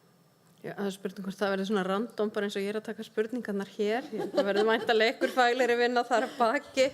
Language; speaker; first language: Icelandic; native; Icelandic